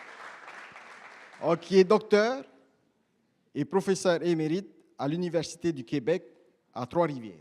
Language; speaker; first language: French; native; French